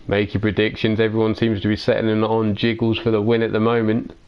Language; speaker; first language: English; native; English